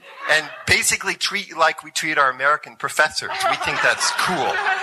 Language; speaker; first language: English; native; English